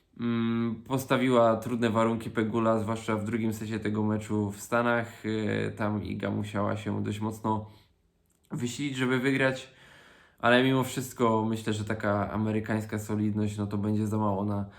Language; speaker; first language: Polish; native; Polish